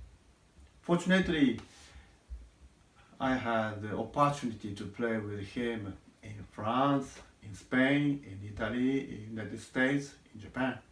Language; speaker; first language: English; non-native, learner; Japanese